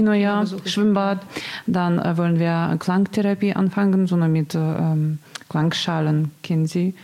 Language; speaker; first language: German; non-native, learner; Russian